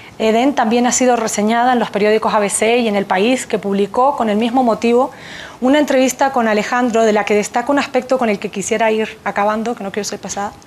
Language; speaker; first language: Spanish; native; Spanish